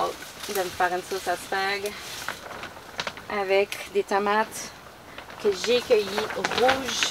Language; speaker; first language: French; native; French